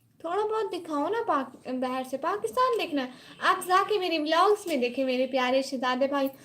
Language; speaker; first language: Urdu; non-native, local second language; Saraiki